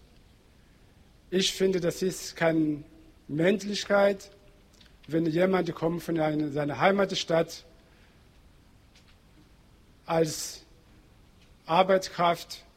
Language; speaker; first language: German; non-native, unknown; Portuguese